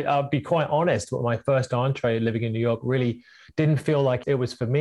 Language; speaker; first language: English; native; English